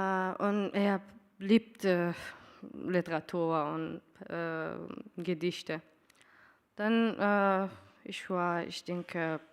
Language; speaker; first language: German; non-native, learner; Persian